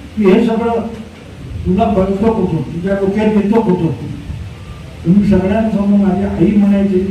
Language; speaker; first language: Marathi; native; Marathi